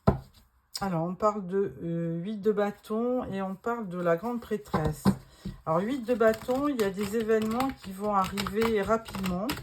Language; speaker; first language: French; native; French